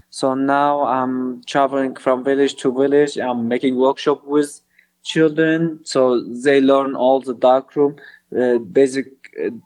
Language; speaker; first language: English; non-native, learner; Arabic